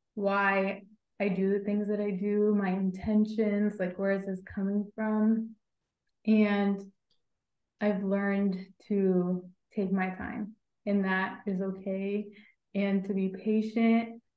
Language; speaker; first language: English; native; English